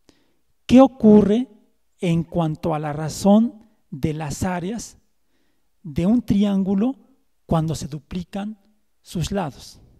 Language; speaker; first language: Spanish; native; Spanish